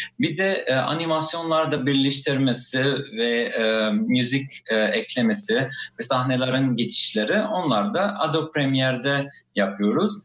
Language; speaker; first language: Turkish; non-native, fluent; Arabic